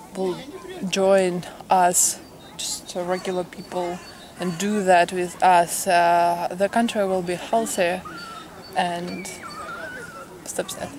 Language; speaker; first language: English; non-native, fluent; Russian